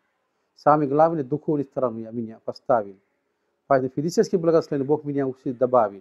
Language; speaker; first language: Russian; non-native, learner; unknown